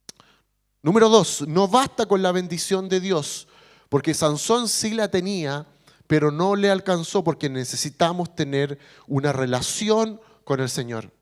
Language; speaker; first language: Spanish; native; Spanish